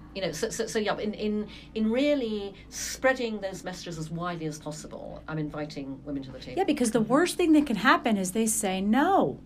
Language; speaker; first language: English; early bilingual, other home language; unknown